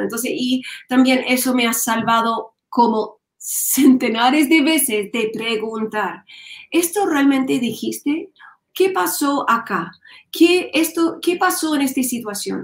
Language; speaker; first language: Spanish; non-native, learner; English